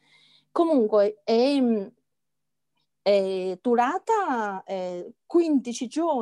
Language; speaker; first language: Italian; non-native, learner; Chinese